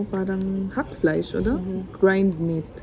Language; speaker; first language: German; non-native, learner; Filipino